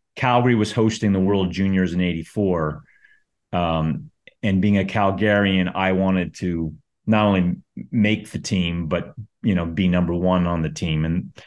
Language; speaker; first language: English; native; English